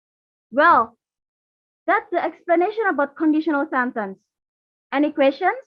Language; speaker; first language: English; non-native, learner; Indonesian